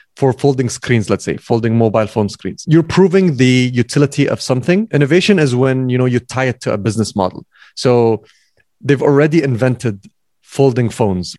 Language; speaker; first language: English; non-native, fluent; Arabic